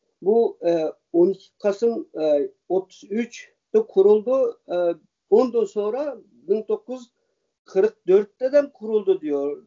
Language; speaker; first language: Turkish; early bilingual, heritage; Uyghur